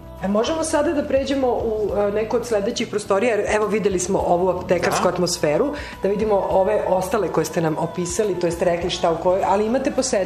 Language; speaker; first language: Serbian; native; Serbian